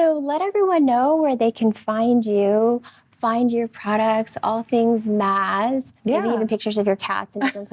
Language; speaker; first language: English; native; English